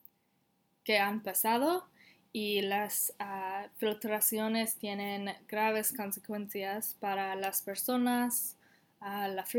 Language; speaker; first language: Spanish; non-native, learner; English